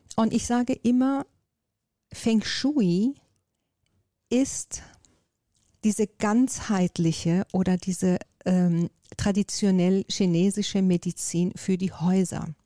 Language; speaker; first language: German; non-native, fluent; Persian